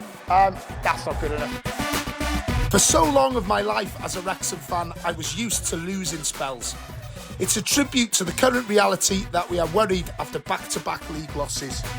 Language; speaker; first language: English; native; English